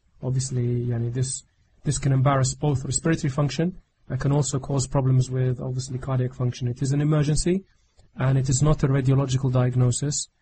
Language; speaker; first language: English; non-native, fluent; Arabic